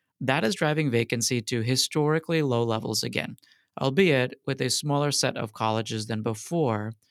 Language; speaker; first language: English; native; English